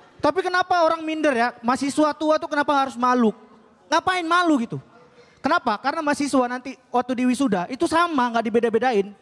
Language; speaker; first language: Indonesian; native; Indonesian